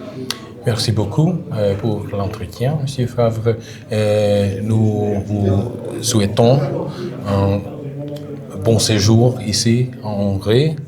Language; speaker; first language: French; non-native, learner; Hungarian